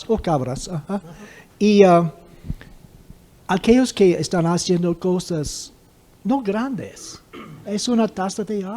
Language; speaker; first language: Spanish; non-native, fluent; English